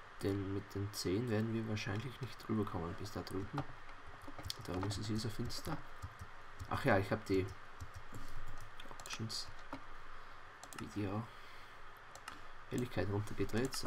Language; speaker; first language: German; native; German